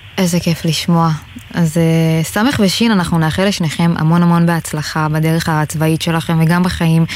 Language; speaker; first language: Hebrew; native; Hebrew